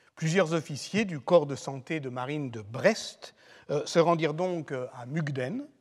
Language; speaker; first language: French; native; French